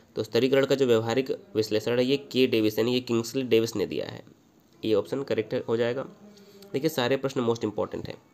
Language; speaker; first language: Hindi; native; Hindi